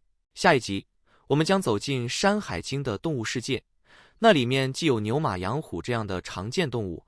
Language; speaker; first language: Chinese; native; Chinese